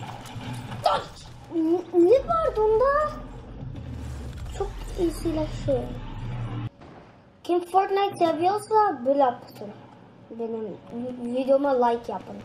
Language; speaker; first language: Turkish; early bilingual, heritage; Turkish